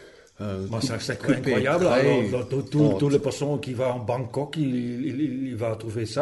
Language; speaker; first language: French; non-native, learner; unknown